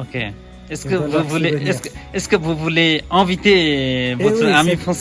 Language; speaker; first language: French; non-native, learner; Nepali